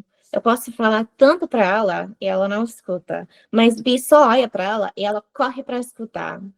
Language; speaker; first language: Portuguese; non-native, fluent; English